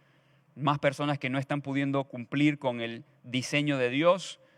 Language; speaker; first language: Spanish; native; Spanish